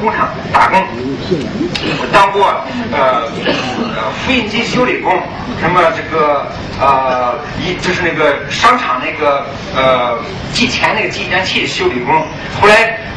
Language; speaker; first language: Chinese; early bilingual, other home language; English